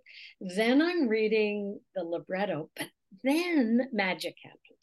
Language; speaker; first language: English; native; English